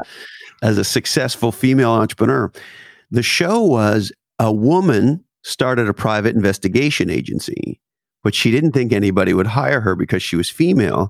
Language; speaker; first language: English; native; English